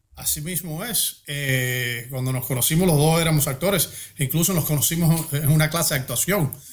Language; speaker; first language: Spanish; early bilingual, heritage; Spanish